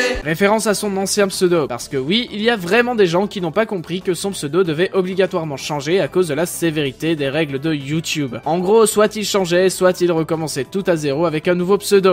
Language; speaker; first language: French; native; French